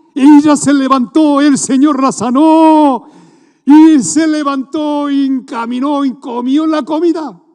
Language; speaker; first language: Spanish; non-native, learner; Korean